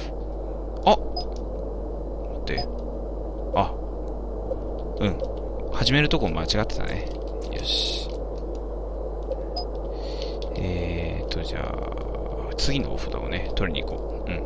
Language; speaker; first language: Japanese; native; Japanese